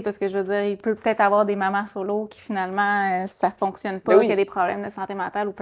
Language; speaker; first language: French; native; French